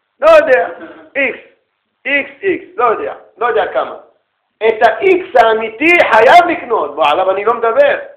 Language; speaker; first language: Hebrew; native; Hebrew